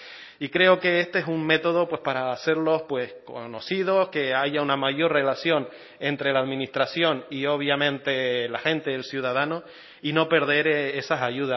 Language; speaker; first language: Spanish; native; Spanish